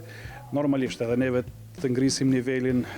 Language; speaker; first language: Albanian; native; Albanian